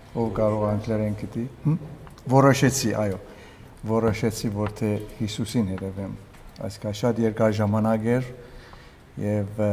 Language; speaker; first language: Armenian; early bilingual, heritage; Armenian